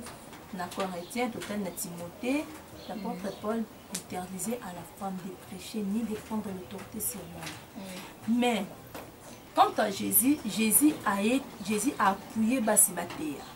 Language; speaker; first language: French; non-native, local second language; Lingala